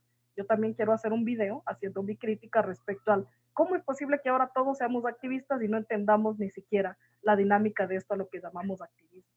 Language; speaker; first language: Spanish; native; Spanish